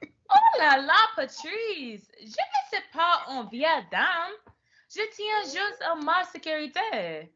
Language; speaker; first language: French; non-native, learner; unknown